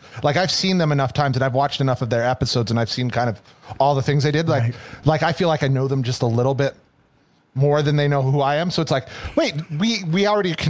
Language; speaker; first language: English; native; English